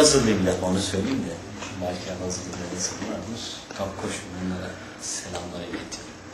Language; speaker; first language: Turkish; native; Turkish